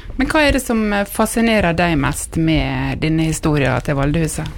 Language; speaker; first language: Norwegian; native; Norwegian